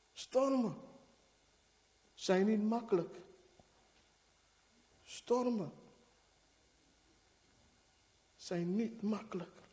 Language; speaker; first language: Dutch; non-native, fluent; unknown